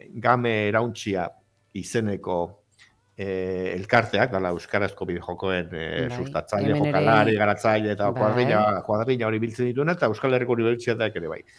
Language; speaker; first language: Basque; native; Basque